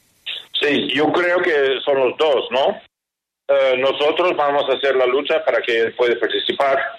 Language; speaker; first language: Spanish; non-native, fluent; English